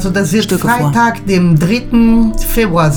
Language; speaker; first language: German; native; German